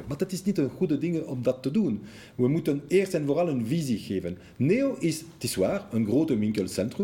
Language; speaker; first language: Dutch; non-native, local second language; French